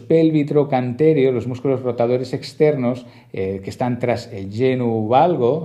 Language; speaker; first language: Spanish; native; Spanish